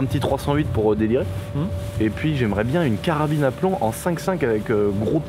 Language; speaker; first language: French; native; French